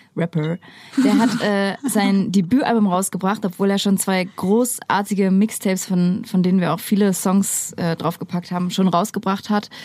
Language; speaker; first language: German; native; German